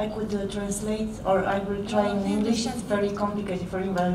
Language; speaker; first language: English; non-native, learner; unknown